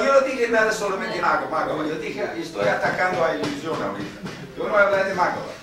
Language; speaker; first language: Spanish; non-native, fluent; English